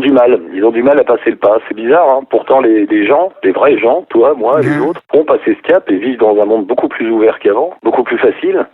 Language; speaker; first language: French; native; French